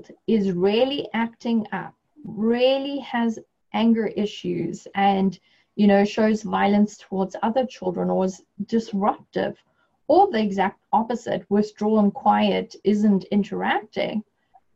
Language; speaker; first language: English; native; English